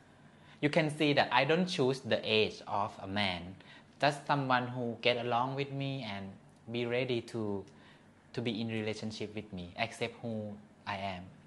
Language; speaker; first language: English; non-native, learner; Thai